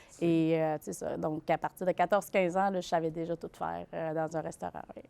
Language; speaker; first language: French; early bilingual, other home language; Vietnamese